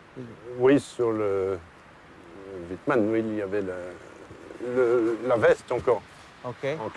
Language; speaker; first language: French; native; French